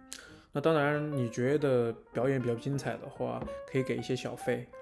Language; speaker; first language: Chinese; native; Chinese